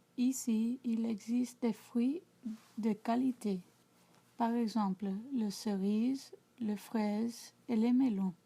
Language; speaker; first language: French; non-native, learner; English